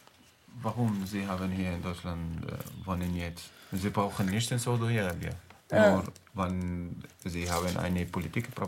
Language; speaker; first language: German; non-native, learner; Arabic